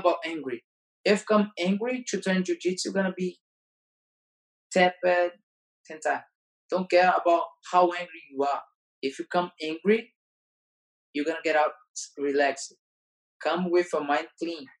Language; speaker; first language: English; non-native, learner; Portuguese